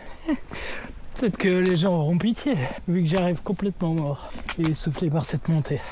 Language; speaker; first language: French; native; French